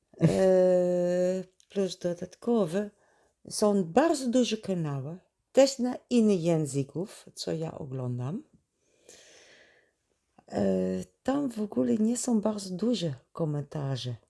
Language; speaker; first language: Polish; non-native, learner; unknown